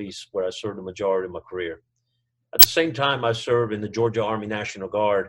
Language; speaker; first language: English; non-native, fluent; Spanish